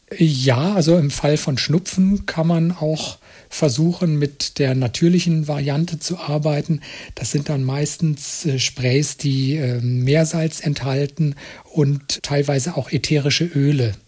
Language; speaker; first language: German; native; German